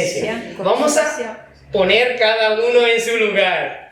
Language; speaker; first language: Spanish; non-native, fluent; Chinese